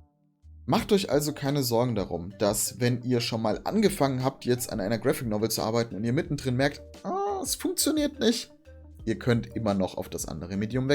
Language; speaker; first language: German; native; German